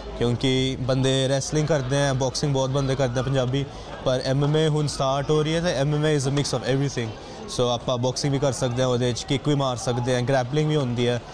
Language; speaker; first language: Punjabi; early bilingual, other home language; English